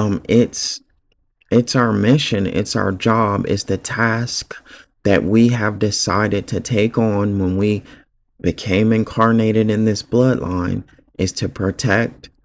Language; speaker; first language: English; native; English